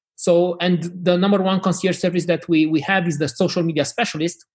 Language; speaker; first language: English; non-native, fluent; Romanian